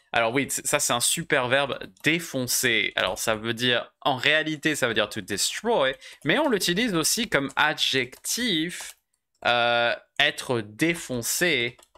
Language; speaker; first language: French; native; French